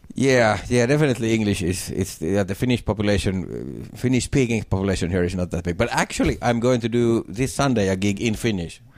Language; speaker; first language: English; non-native, fluent; Finnish